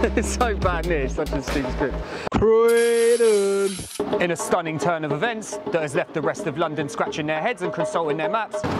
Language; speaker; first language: English; native; English